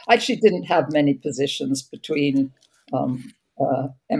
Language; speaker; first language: English; native; English